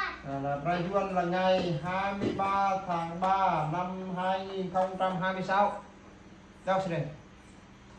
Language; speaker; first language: Vietnamese; non-native, local second language; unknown